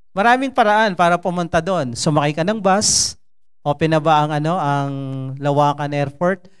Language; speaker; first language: Filipino; non-native, local second language; Cebuano